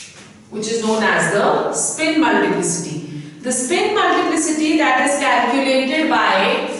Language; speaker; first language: English; non-native, local second language; Hindi